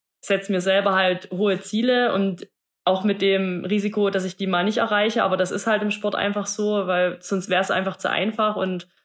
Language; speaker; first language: German; native; German